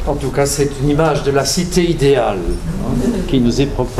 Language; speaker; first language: French; native; French